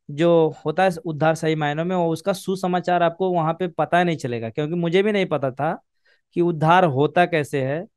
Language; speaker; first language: Hindi; native; Hindi